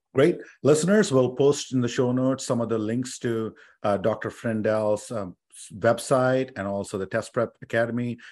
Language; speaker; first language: English; non-native, local second language; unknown